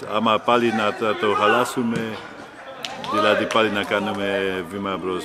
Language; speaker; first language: Greek; non-native, fluent; Polish